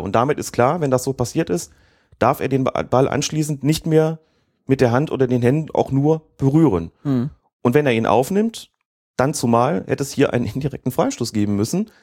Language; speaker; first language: German; native; German